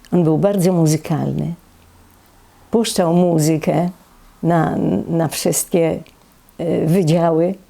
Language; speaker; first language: Polish; native; Polish